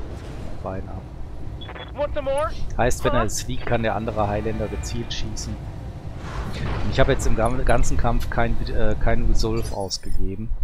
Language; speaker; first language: German; native; German